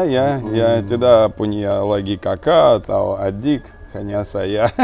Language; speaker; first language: Indonesian; non-native, learner; Russian